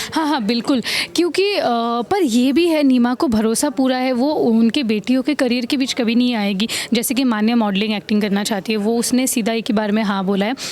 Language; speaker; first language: Hindi; non-native, local second language; Assamese